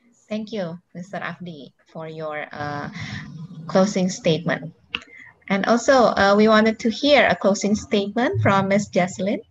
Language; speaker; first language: English; non-native, local second language; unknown